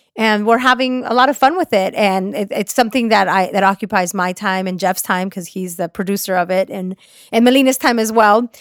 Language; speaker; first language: English; early bilingual, other home language; Spanish